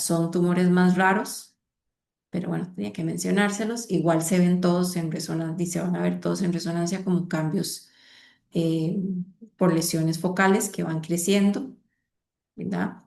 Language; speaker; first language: Spanish; native; Spanish